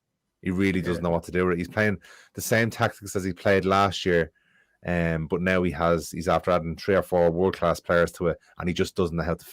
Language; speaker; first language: English; native; English